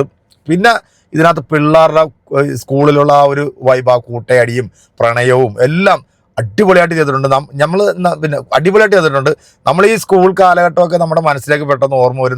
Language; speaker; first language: Malayalam; native; Malayalam